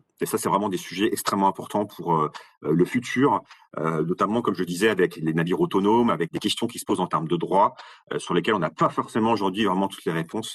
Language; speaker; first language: French; native; French